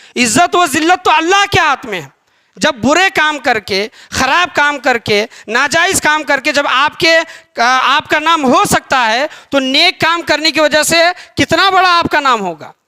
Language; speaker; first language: Urdu; native; Urdu